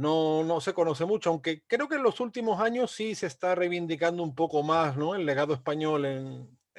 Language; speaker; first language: Spanish; native; Spanish